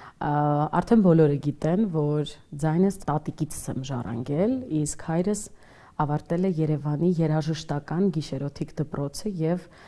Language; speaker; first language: Armenian; native; Armenian